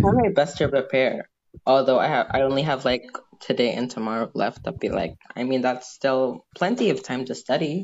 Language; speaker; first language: English; non-native, fluent; Indonesian